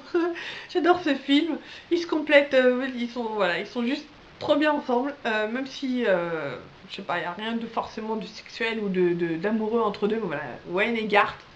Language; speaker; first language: French; native; French